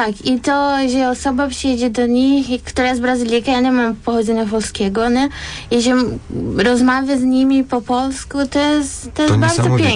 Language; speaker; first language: Polish; non-native, fluent; Portuguese